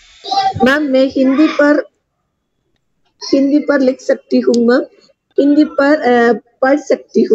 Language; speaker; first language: Hindi; non-native, learner; Tamil